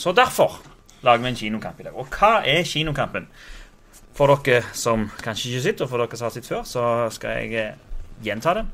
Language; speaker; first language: Norwegian; native; Norwegian